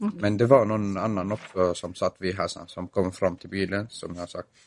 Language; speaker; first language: Swedish; non-native, fluent; Arabic